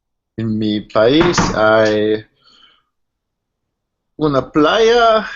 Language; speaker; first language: Spanish; non-native, learner; English